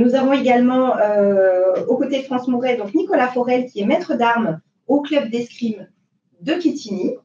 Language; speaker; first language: French; native; French